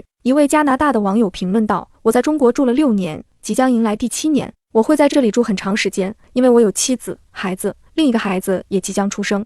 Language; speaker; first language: Chinese; native; Chinese